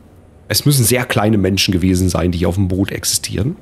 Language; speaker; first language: German; native; German